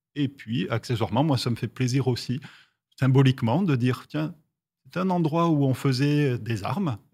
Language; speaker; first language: French; native; French